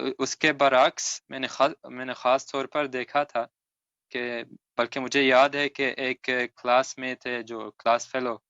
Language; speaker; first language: Urdu; non-native, fluent; Arabic